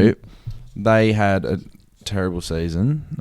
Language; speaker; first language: English; native; English